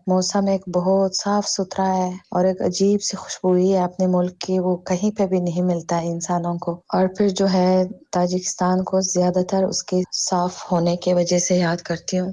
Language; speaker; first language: Urdu; non-native, fluent; Tajik